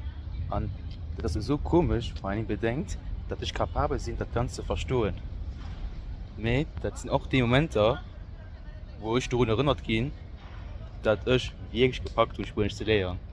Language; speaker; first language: German; non-native, local second language; Luxembourgish